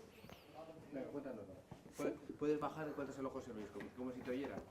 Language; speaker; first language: Spanish; native; Spanish